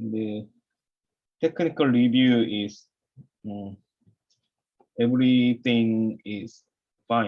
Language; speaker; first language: English; non-native, learner; Korean